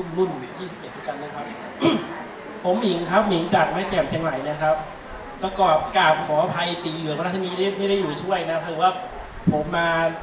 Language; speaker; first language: Thai; native; Thai